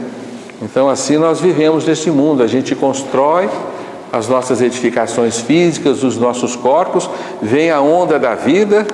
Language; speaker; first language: Portuguese; native; Portuguese